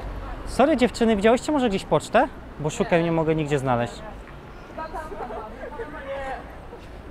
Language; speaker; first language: Polish; native; Polish